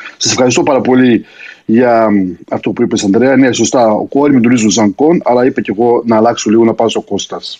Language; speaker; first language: Greek; early bilingual, heritage; Greek